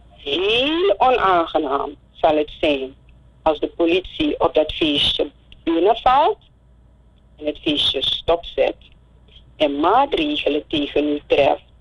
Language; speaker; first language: Dutch; native; Dutch